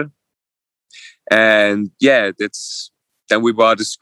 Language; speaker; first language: English; non-native, fluent; Swiss German